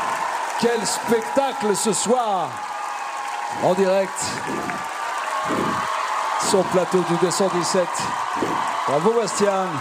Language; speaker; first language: French; native; French